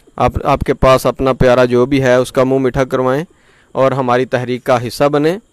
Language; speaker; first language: Urdu; non-native, local second language; Punjabi